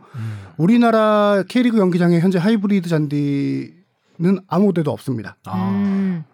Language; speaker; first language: Korean; native; Korean